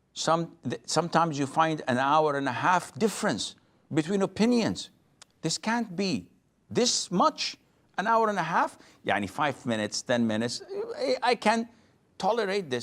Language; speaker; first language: English; non-native, fluent; Arabic